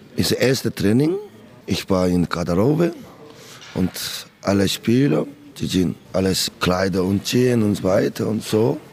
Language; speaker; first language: German; non-native, learner; Korean